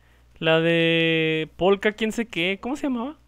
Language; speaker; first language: Spanish; native; Spanish